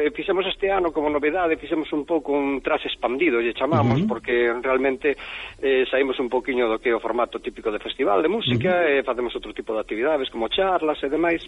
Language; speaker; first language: Galician; native; Galician